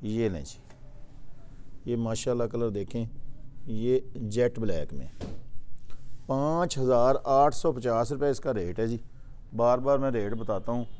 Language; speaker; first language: Urdu; non-native, local second language; Punjabi